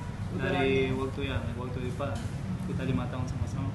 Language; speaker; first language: Indonesian; non-native, fluent; Spanish